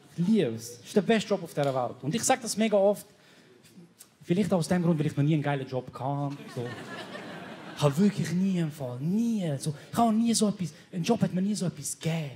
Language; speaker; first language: German; early bilingual, other home language; Croatian